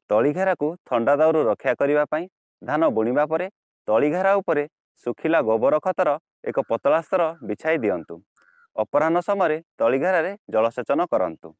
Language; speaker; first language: Odia; native; Odia